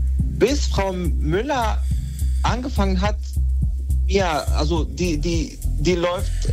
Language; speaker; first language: German; non-native, fluent; Bosnian